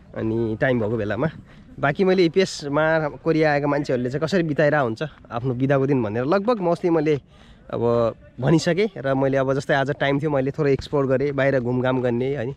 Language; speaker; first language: Nepali; native; Nepali